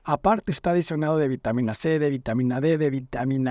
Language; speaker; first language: Spanish; native; Spanish